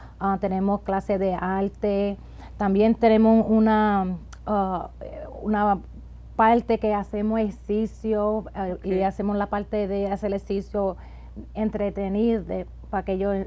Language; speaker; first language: Spanish; early bilingual, heritage; Spanish